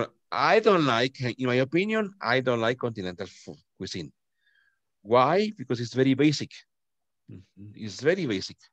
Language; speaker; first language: English; non-native, fluent; Spanish